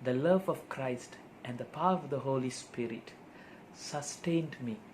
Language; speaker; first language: English; non-native, local second language; Tamil